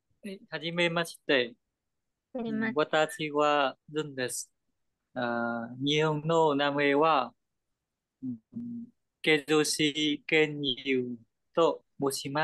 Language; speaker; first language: Japanese; non-native, learner; Vietnamese